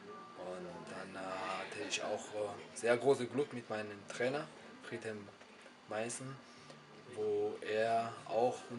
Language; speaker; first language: German; non-native, fluent; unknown